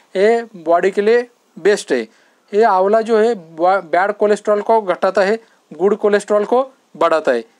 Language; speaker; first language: Hindi; non-native, local second language; Marathi